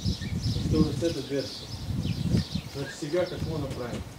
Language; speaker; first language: Bulgarian; non-native, learner; Russian